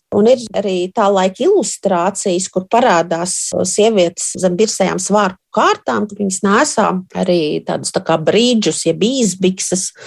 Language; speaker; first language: Latvian; native; Latvian